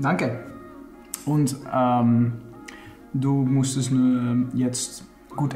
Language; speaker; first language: German; non-native, learner; Dutch